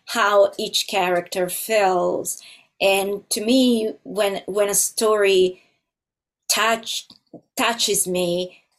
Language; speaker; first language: English; non-native, fluent; Italian